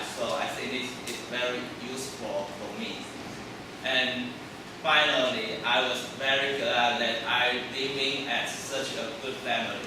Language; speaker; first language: English; non-native, learner; Chinese